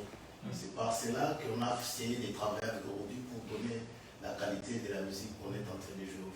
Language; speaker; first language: French; non-native, local second language; Lingala